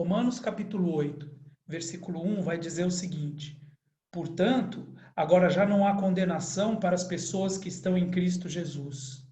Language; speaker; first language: Portuguese; native; Portuguese